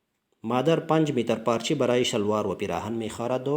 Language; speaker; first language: Persian; non-native, fluent; Urdu